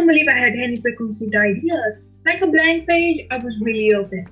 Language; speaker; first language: English; non-native, fluent; Italian